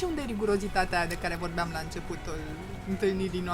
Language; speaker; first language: Romanian; native; Romanian